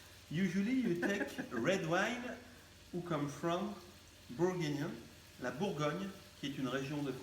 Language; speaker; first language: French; native; French